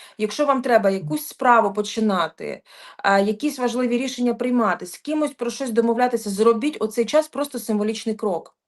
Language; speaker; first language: Ukrainian; non-native, local second language; Russian